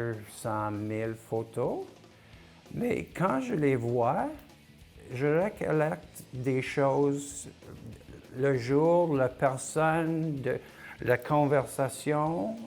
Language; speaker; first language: French; non-native, local second language; English